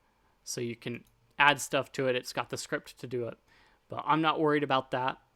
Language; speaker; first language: English; native; English